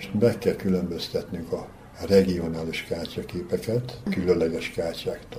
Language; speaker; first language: Hungarian; native; Hungarian